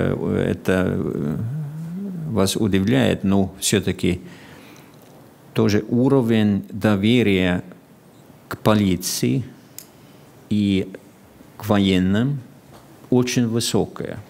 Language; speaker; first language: Russian; non-native, fluent; Finnish